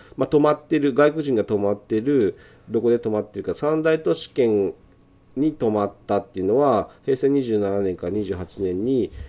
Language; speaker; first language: Japanese; native; Japanese